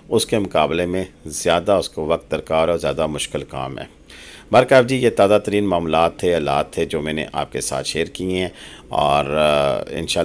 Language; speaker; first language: Urdu; non-native, local second language; Pahari-Potwari